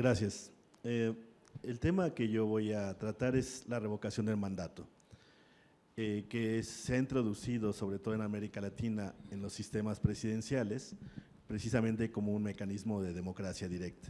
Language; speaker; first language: Spanish; native; Spanish